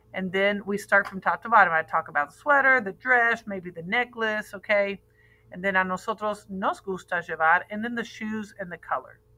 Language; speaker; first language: English; native; English